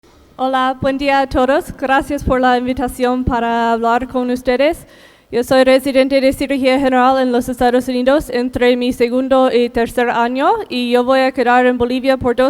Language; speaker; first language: Spanish; non-native, fluent; English